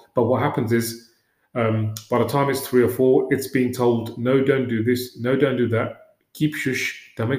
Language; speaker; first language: English; native; English